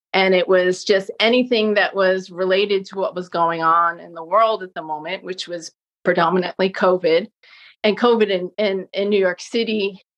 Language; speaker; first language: English; native; English